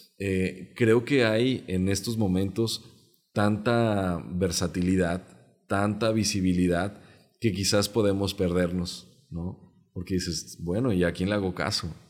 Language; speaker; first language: Spanish; non-native, local second language; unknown